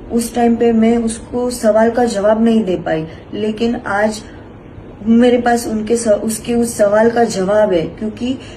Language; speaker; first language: Hindi; native; Hindi